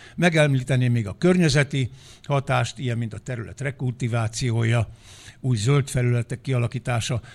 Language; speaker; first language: Hungarian; native; Hungarian